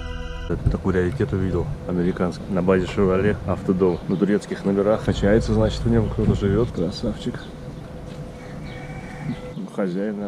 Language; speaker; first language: Russian; native; Russian